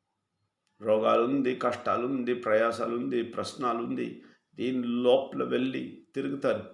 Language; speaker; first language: Telugu; non-native, fluent; Malayalam